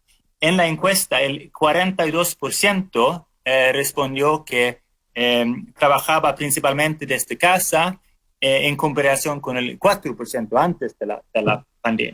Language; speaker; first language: Spanish; non-native, fluent; Swedish